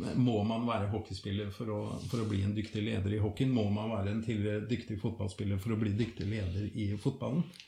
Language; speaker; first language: Norwegian; native; Norwegian